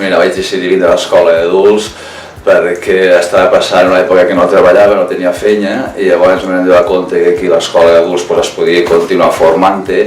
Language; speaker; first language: Catalan; native; Catalan